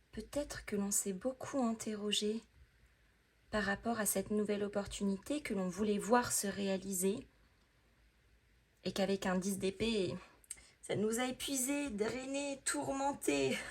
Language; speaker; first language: French; native; French